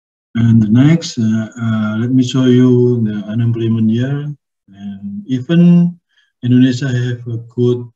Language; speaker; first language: English; non-native, learner; Indonesian